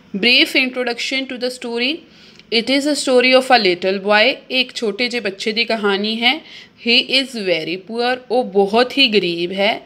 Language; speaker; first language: Hindi; non-native, local second language; Punjabi